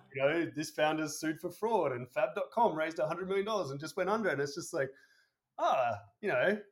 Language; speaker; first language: English; native; English